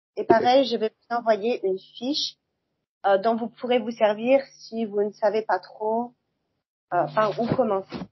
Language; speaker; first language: French; native; French